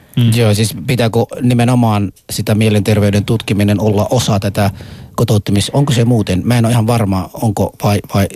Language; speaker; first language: Finnish; non-native, fluent; Persian